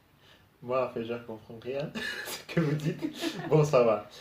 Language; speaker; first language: French; non-native, learner; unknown